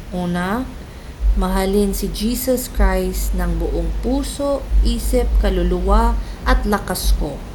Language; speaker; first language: Filipino; non-native, fluent; English